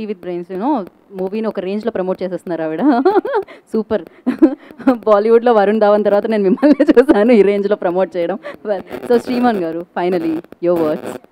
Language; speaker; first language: Telugu; native; Telugu